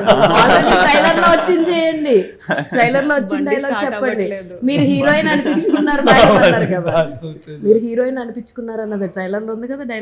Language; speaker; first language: Telugu; native; Telugu